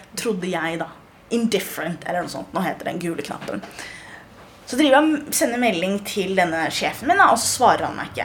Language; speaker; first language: Norwegian; early bilingual, other home language; Somali